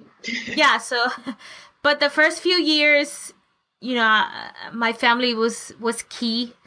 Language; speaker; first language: English; non-native, fluent; Spanish